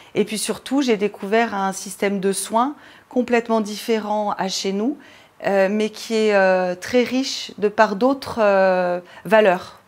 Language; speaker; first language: French; native; French